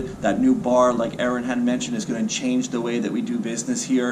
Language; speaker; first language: English; native; English